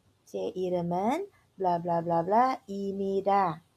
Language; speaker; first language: Korean; non-native, fluent; Indonesian